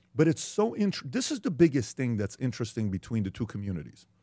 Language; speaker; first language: English; early bilingual, other home language; Persian